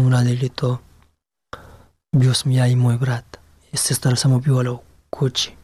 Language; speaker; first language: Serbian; non-native, learner; Pashto